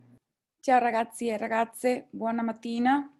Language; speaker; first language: Italian; non-native, fluent; Spanish